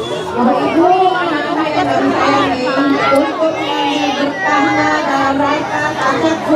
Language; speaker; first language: Indonesian; native; Indonesian